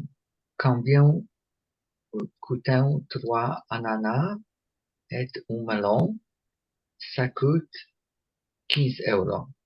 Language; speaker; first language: French; non-native, learner; Polish